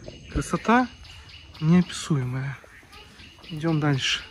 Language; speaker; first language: Russian; native; Russian